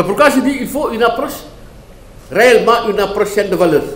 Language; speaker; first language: French; non-native, local second language; Wolof